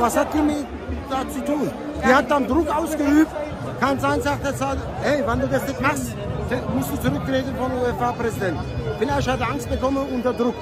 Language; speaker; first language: German; non-native, fluent; Turkish